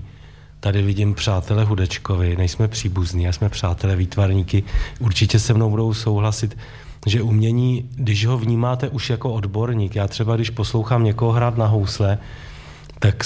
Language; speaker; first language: Czech; native; Czech